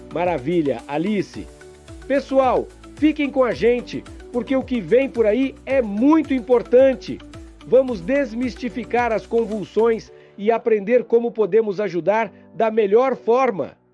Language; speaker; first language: Portuguese; native; Portuguese